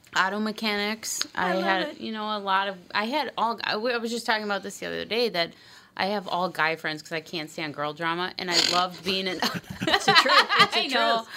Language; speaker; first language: English; native; English